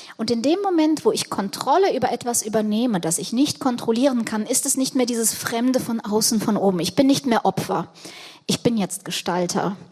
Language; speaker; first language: German; early bilingual, other home language; Russian